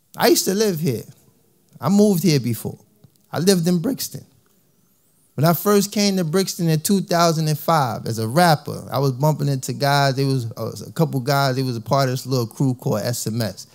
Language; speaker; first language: English; native; English